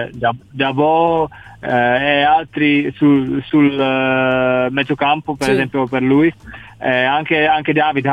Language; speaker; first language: Italian; non-native, learner; Czech